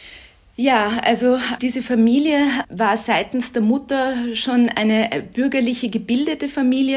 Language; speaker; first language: German; native; German